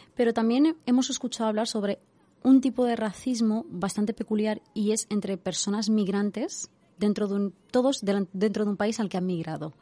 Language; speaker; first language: Spanish; non-native, fluent; Arabic